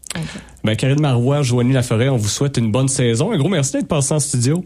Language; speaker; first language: French; native; French